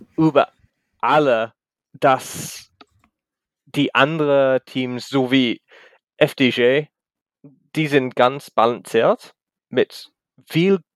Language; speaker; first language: German; non-native, learner; English